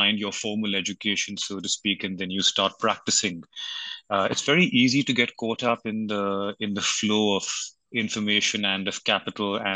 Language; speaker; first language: English; non-native, local second language; Hindi